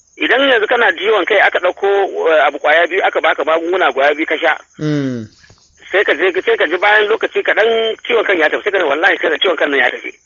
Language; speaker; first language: Hausa; native; Hausa